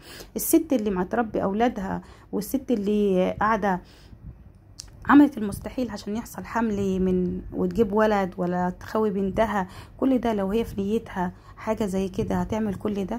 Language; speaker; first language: Arabic; native; Arabic